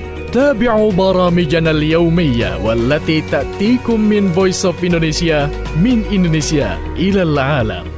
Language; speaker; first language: Arabic; non-native, fluent; Indonesian